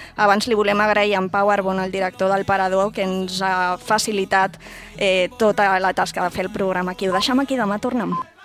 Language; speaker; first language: Catalan; native; Catalan